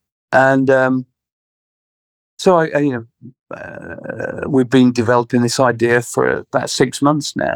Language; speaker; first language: English; native; English